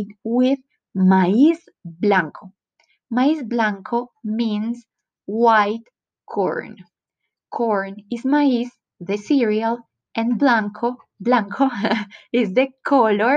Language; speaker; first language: English; non-native, fluent; Spanish